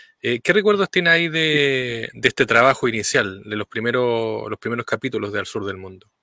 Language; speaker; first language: Spanish; native; Spanish